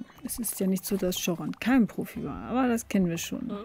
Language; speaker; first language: German; native; German